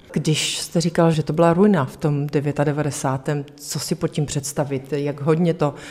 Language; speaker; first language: Czech; native; Czech